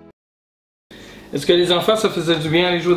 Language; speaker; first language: French; native; French